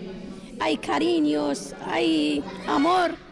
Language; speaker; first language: Spanish; non-native, learner; Arabic